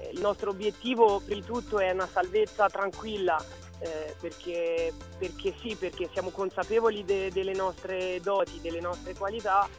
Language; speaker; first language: Italian; early bilingual, other home language; French